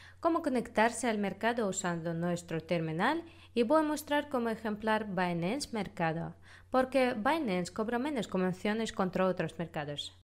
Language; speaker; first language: Spanish; non-native, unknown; Russian